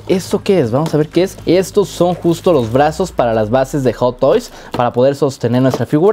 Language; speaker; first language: Spanish; native; Spanish